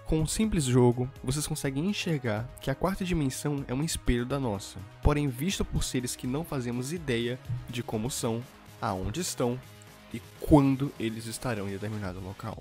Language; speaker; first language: Portuguese; native; Portuguese